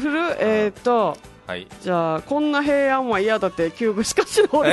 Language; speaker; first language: Japanese; native; Japanese